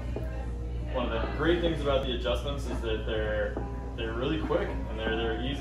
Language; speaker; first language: English; native; English